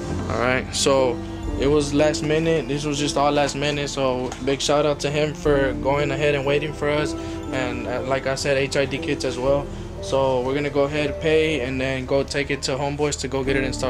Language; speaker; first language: English; early bilingual, other home language; Spanish